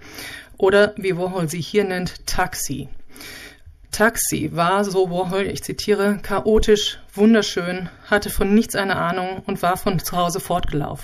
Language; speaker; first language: German; native; German